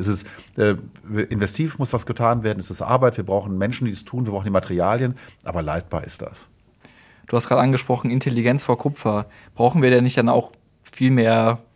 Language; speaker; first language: German; native; German